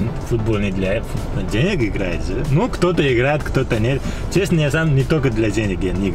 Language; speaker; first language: Russian; non-native, learner; Uzbek